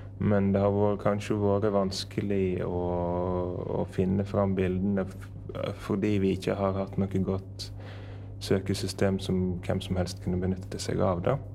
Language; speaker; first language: Norwegian; native; Norwegian